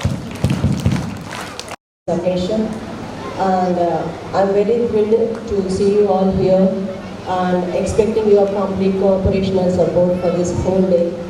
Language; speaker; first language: English; non-native, local second language; Telugu